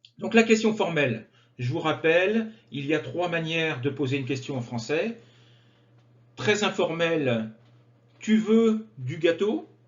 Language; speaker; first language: French; native; French